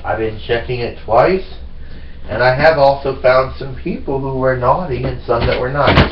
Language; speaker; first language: English; native; English